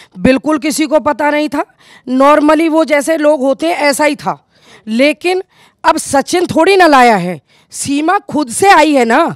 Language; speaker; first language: Hindi; native; Hindi